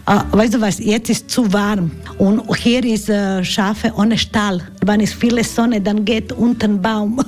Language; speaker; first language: German; non-native, learner; Croatian